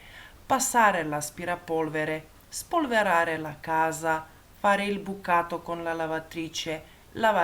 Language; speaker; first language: Italian; non-native, fluent; Macedonian